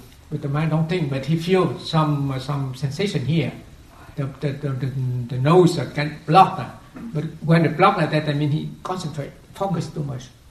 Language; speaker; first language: English; non-native, fluent; Vietnamese